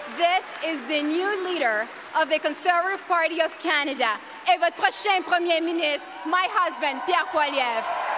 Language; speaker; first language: English; native; English